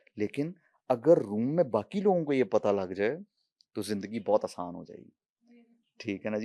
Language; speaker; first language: Urdu; non-native, local second language; Punjabi